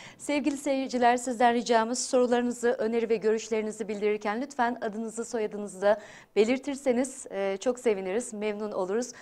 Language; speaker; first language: Turkish; native; Turkish